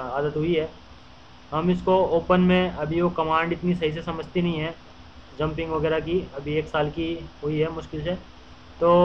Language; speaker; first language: Hindi; native; Hindi